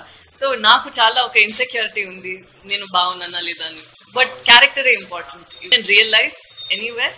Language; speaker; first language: Telugu; non-native, fluent; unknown